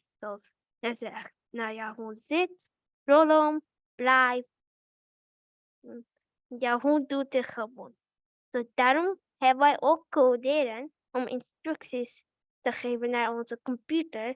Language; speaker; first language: Dutch; early bilingual, other home language; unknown